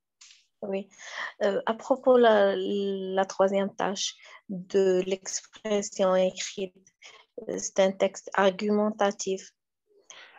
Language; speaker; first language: French; non-native, learner; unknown